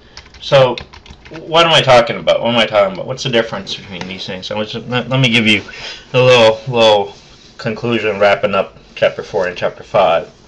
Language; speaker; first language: English; native; English